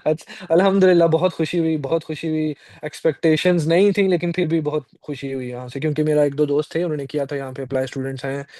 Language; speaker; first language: Urdu; non-native, local second language; Punjabi